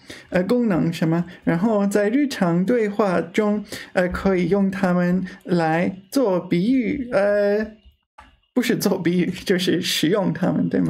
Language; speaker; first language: Chinese; non-native, learner; English